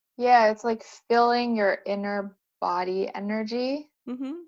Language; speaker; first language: English; native; English